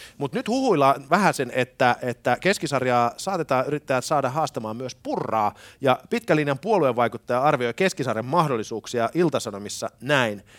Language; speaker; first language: Finnish; native; Finnish